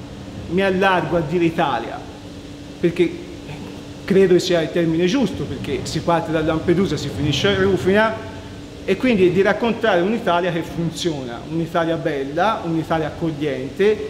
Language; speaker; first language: Italian; native; Italian